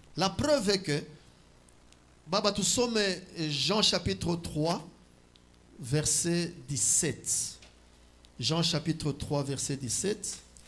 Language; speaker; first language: French; non-native, local second language; Swahili